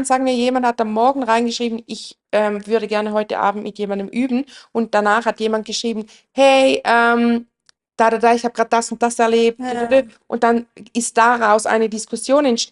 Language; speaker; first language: German; native; German